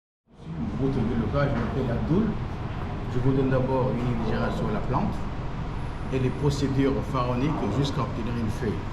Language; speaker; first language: French; non-native, fluent; Arabic